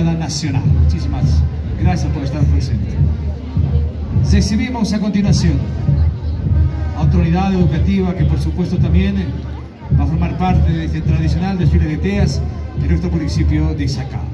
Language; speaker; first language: Spanish; native; Spanish